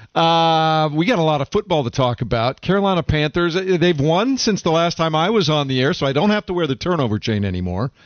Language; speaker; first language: English; native; English